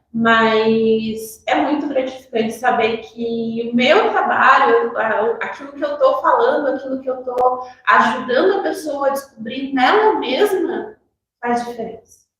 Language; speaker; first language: Portuguese; native; Portuguese